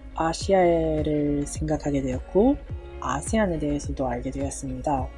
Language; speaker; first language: Korean; non-native, fluent; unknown